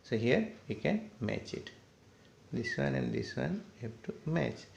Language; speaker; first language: English; non-native, local second language; Assamese